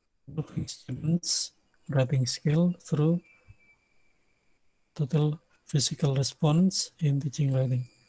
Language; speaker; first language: English; non-native, fluent; Indonesian